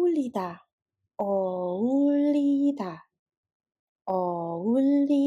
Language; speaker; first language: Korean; non-native, fluent; Indonesian